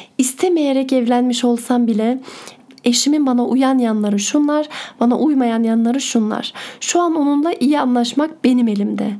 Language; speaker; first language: Turkish; early bilingual, heritage; Turkish